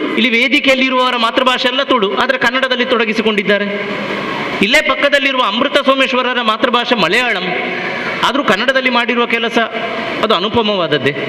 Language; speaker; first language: Kannada; non-native, local second language; Tulu